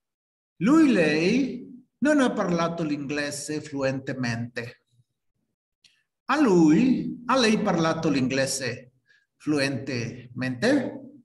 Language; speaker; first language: Italian; non-native, fluent; Spanish